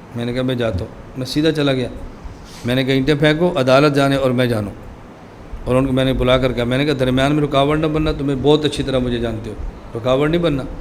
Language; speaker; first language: Urdu; non-native, local second language; Punjabi